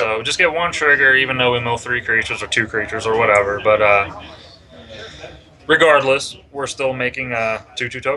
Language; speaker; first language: English; native; English